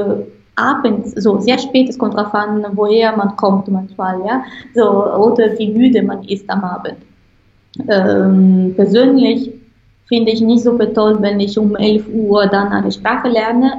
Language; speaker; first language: German; non-native, fluent; Italian